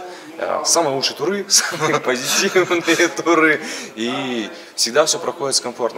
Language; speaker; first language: Russian; native; Russian